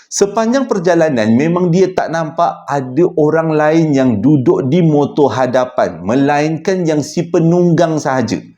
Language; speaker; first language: Malay; native; Malay